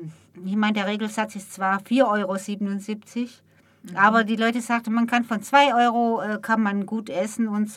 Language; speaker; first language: German; native; German